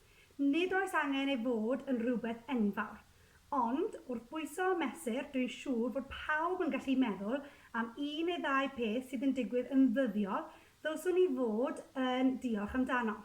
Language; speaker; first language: Welsh; native; Welsh